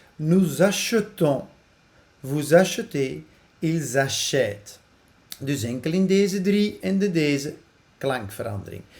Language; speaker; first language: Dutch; native; Dutch